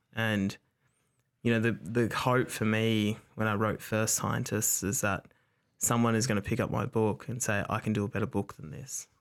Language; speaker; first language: English; native; English